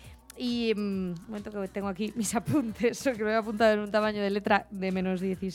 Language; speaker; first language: Spanish; native; Spanish